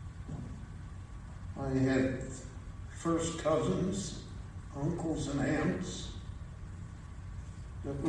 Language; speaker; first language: English; early bilingual, other home language; Yiddish